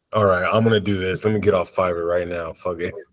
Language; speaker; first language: English; native; English